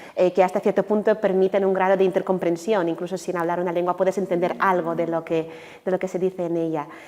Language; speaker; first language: Spanish; non-native, fluent; Ukrainian